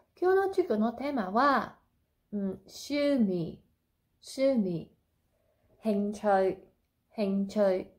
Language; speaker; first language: Japanese; non-native, fluent; Cantonese